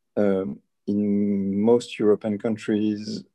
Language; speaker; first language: English; early bilingual, other home language; Spanish